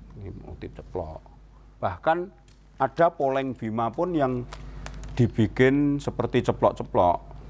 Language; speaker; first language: Indonesian; non-native, local second language; Javanese